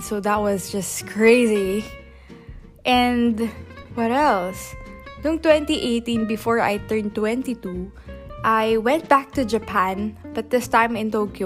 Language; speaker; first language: English; non-native, local second language; Bikol